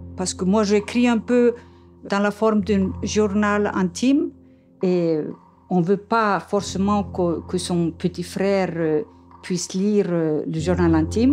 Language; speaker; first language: French; non-native, fluent; Icelandic